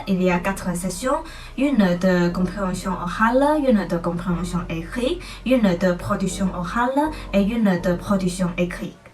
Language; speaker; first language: French; non-native, fluent; Chinese